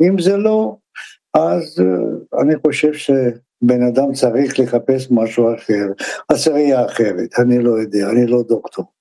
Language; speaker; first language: Hebrew; non-native, fluent; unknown